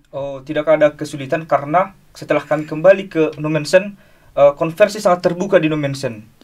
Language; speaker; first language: Indonesian; native; Indonesian